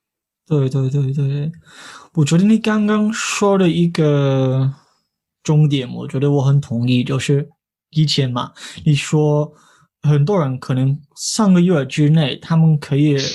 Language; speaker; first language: Chinese; non-native, fluent; English